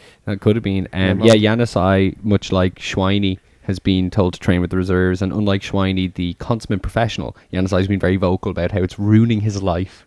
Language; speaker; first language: English; native; English